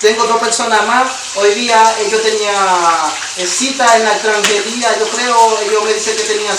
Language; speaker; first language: Spanish; non-native, learner; Haitian Creole